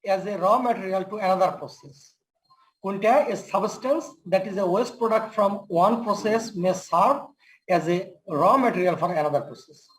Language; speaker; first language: English; non-native, local second language; Bangla